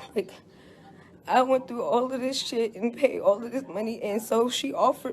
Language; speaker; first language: English; native; English